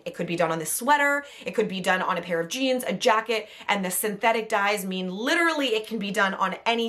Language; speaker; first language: English; native; English